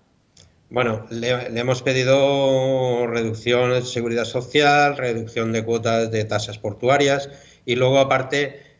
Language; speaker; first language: Spanish; native; Spanish